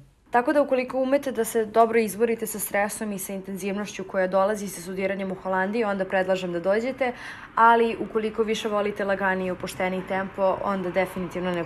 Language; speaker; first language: Serbian; native; Serbian